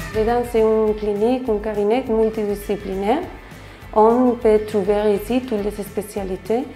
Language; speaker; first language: French; non-native, fluent; Spanish